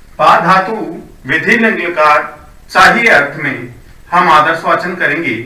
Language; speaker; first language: Hindi; native; Hindi